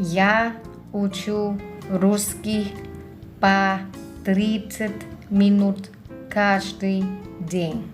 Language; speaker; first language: Russian; non-native, fluent; Thai